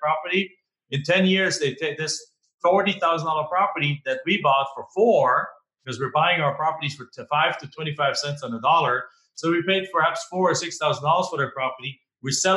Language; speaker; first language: English; non-native, fluent; German